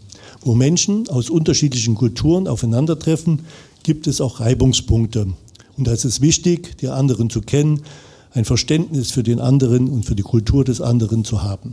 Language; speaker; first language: German; native; German